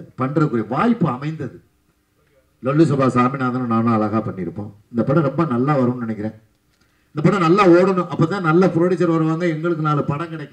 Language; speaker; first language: Tamil; native; Tamil